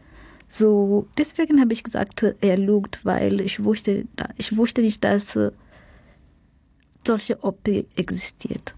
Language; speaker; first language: German; non-native, fluent; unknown